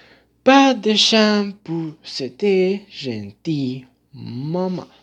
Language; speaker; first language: French; non-native, learner; Spanish